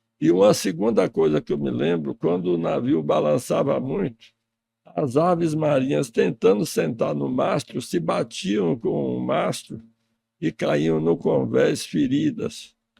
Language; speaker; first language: Portuguese; early bilingual, other home language; Russian